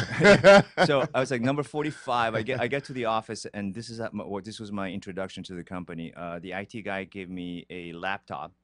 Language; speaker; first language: English; non-native, fluent; Korean